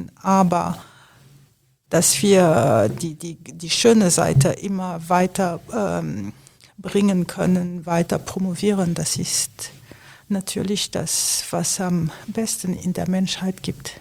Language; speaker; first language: German; non-native, fluent; French